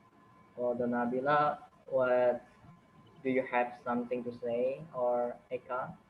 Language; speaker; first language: English; non-native, learner; Indonesian